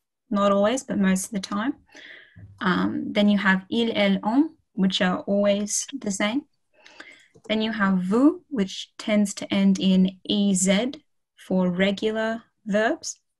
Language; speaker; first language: English; native; English